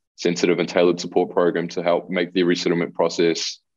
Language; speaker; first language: English; non-native, local second language; Spanish